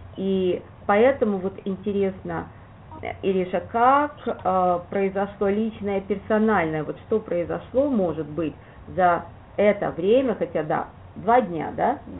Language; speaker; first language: Russian; native; Russian